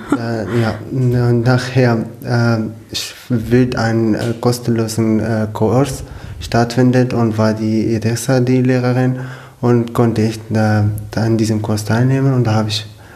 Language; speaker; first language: German; non-native, learner; Arabic